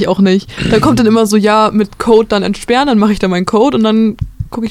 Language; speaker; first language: German; native; German